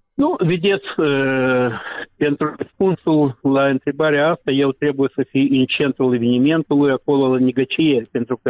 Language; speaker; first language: Romanian; non-native, local second language; Russian